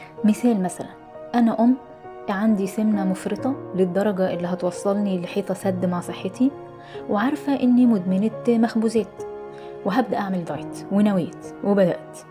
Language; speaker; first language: Arabic; native; Arabic